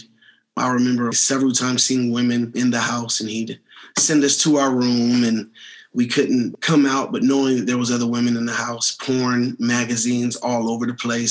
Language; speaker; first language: English; native; English